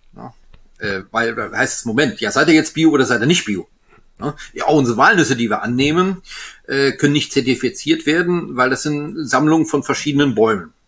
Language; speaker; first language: German; non-native, local second language; French